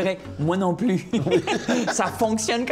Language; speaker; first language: French; native; French